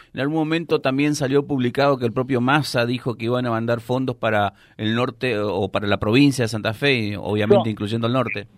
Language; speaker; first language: Spanish; native; Spanish